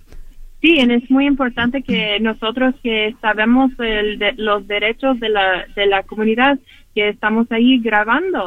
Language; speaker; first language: Spanish; early bilingual, heritage; Spanish